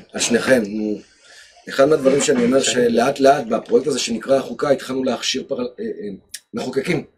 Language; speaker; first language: Hebrew; early bilingual, other home language; Georgian